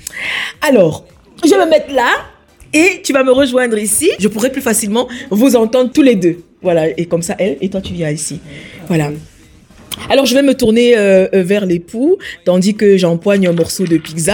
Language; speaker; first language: French; native; French